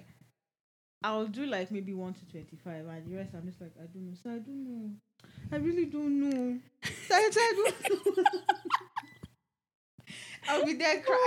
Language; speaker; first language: English; non-native, local second language; Yoruba